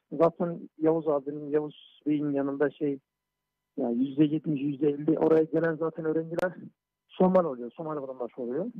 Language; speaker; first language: Turkish; non-native, fluent; Somali